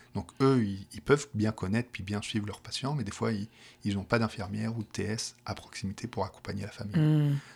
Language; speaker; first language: French; native; French